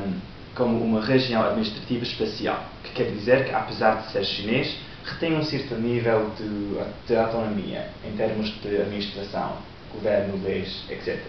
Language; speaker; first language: Portuguese; non-native, learner; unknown